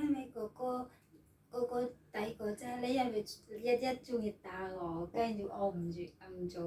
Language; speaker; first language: Cantonese; non-native, local second language; Filipino